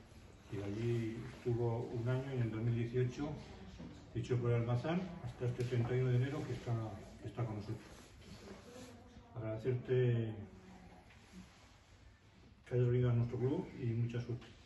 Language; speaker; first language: Spanish; native; Spanish